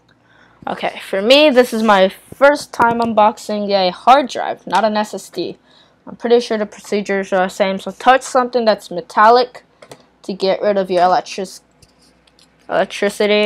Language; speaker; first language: English; native; English